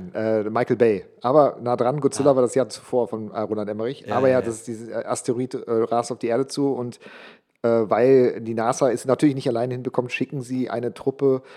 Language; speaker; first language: German; non-native, local second language; English